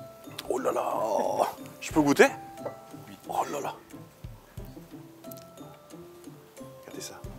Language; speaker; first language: French; native; French